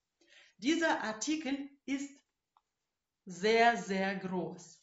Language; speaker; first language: German; non-native, fluent; Russian